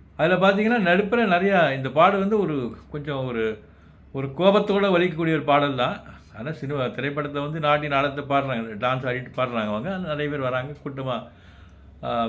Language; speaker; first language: Tamil; native; Tamil